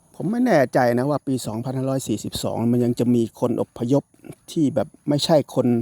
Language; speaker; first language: Thai; non-native, local second language; Northeastern Thai